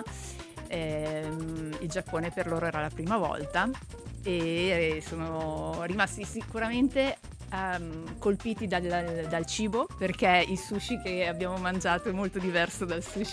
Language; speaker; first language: Italian; native; Italian